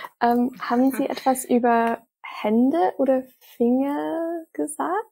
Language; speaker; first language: German; non-native, fluent; English